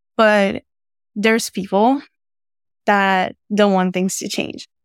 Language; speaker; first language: English; non-native, fluent; Spanish